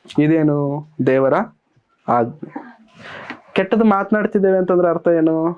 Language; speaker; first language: Kannada; non-native, local second language; Telugu